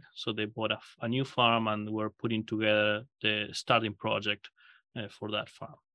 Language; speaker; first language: English; non-native, fluent; Spanish